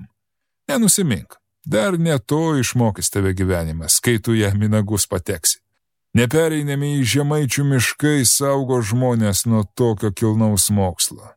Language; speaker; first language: Lithuanian; native; Lithuanian